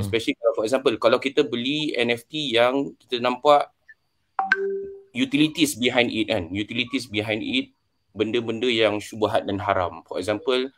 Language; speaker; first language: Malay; native; Malay